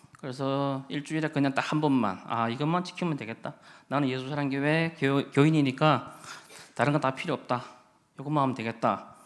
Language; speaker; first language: Korean; native; Korean